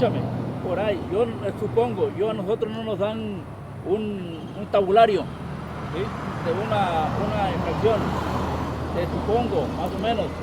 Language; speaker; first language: Spanish; native; Spanish